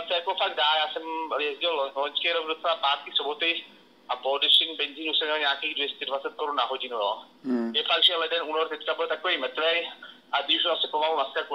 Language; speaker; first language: Czech; native; Czech